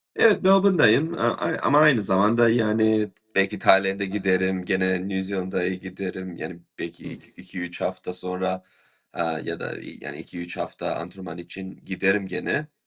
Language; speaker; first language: Turkish; early bilingual, heritage; Turkish